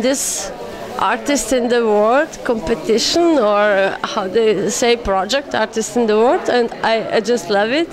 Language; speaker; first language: English; non-native, fluent; Slovenian